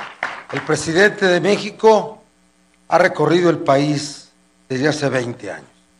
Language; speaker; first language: Spanish; native; Spanish